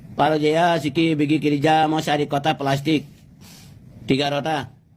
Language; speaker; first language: Malay; non-native, learner; Bangla